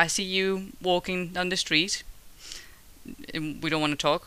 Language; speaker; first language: English; non-native, fluent; Spanish